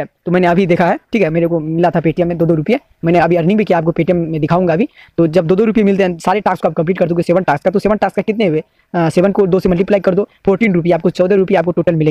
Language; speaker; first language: Hindi; native; Hindi